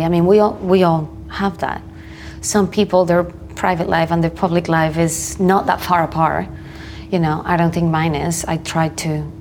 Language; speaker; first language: English; non-native, fluent; Spanish